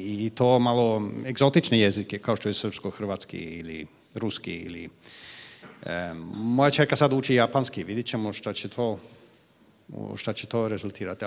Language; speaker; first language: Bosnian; non-native, fluent; Swedish